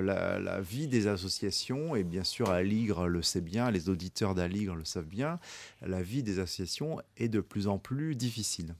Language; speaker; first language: French; native; French